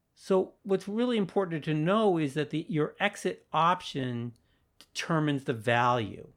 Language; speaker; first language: English; native; English